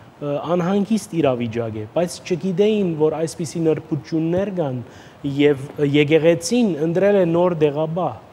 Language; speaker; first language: Armenian; early bilingual, heritage; Armenian